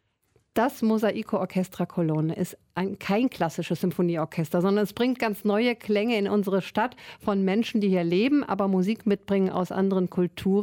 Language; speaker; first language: German; native; German